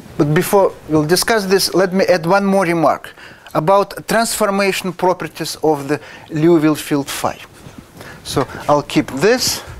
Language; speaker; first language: English; non-native, fluent; Russian